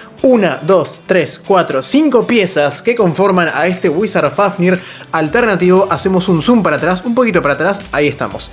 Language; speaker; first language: Spanish; native; Spanish